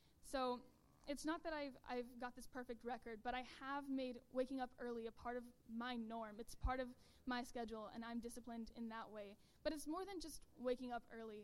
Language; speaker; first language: English; native; English